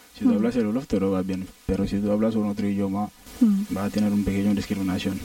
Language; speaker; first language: Spanish; non-native, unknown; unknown